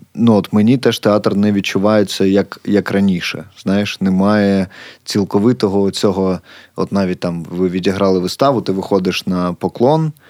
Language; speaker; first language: Ukrainian; native; Ukrainian